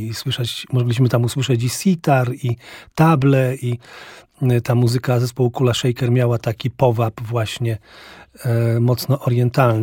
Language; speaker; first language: Polish; native; Polish